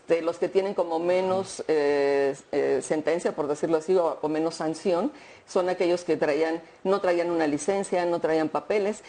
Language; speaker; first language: Spanish; native; Spanish